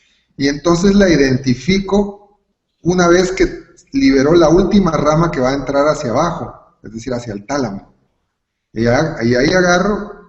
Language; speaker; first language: Spanish; native; Spanish